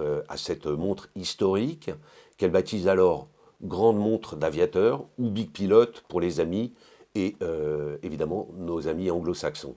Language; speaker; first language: French; native; French